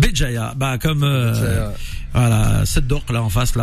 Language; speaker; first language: French; native; French